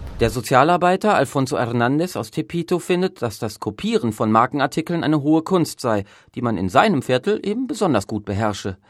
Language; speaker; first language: German; native; German